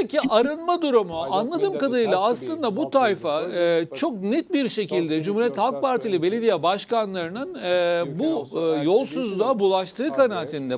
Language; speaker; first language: Turkish; native; Turkish